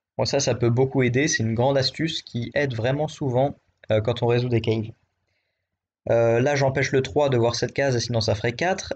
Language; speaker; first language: French; native; French